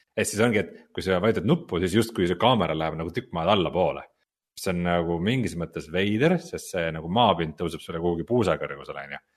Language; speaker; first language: Estonian; native; Estonian